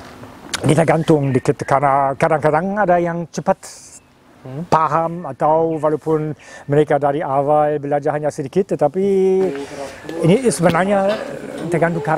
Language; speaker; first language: Indonesian; non-native, fluent; German